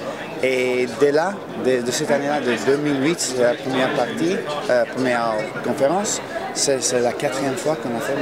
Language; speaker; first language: French; non-native, fluent; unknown